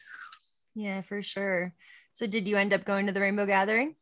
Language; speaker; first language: English; native; English